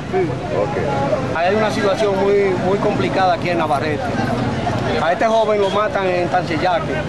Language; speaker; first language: Spanish; native; Spanish